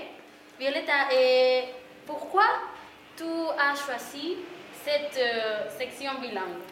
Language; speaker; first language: French; non-native, learner; Spanish